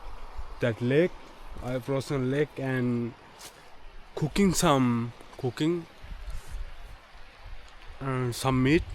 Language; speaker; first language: English; non-native, learner; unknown